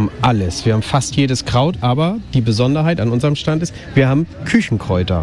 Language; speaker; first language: German; native; German